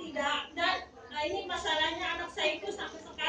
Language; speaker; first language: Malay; non-native, local second language; Javanese